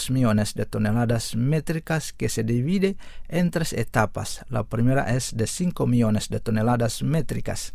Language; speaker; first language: Spanish; non-native, fluent; Indonesian